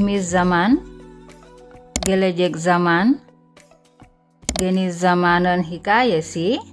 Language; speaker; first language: Turkish; non-native, fluent; Indonesian